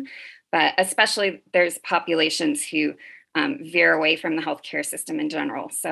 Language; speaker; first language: English; native; English